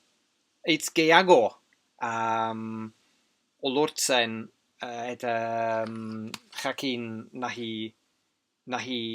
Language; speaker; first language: Basque; non-native, learner; English